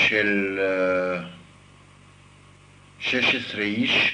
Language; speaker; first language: Hebrew; non-native, fluent; Yiddish